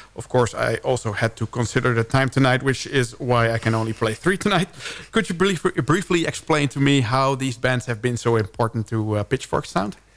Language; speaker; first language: English; non-native, fluent; Dutch